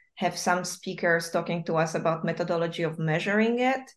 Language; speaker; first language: English; non-native, fluent; Polish